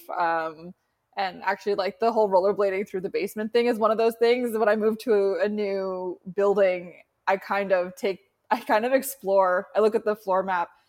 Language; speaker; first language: English; native; English